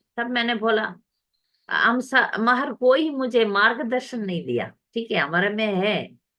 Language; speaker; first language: Hindi; non-native, local second language; Tamil